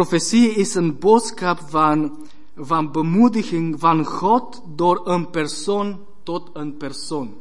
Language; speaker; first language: Dutch; non-native, fluent; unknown